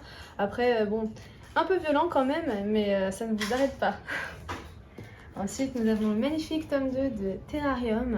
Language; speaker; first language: French; native; French